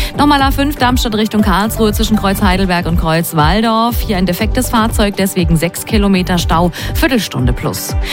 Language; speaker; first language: German; native; German